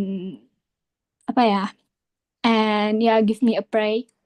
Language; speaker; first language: English; non-native, learner; Indonesian